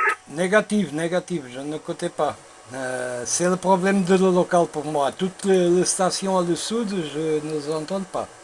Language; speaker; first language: French; non-native, learner; Portuguese